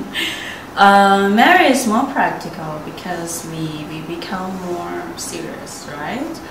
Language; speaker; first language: English; non-native, fluent; Thai